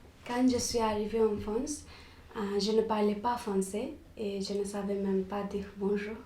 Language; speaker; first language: French; non-native, learner; Nepali